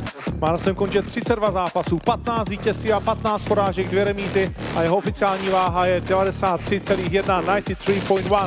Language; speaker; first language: Czech; native; Czech